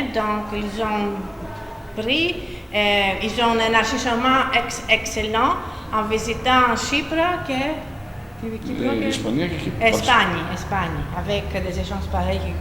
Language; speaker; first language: French; non-native, fluent; Greek